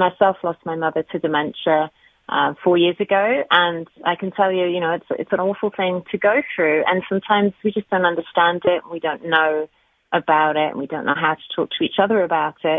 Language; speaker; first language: English; native; English